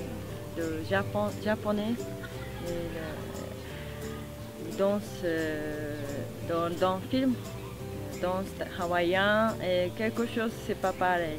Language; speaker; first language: French; non-native, learner; Japanese